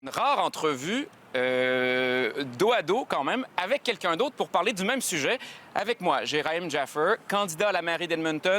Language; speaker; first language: French; native; French